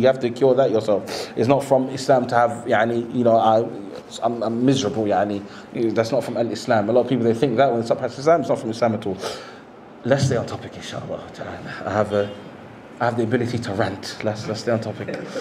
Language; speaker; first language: English; native; English